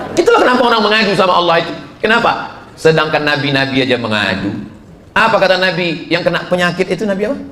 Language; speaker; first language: Indonesian; native; Indonesian